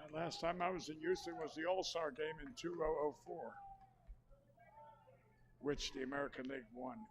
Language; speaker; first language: English; native; English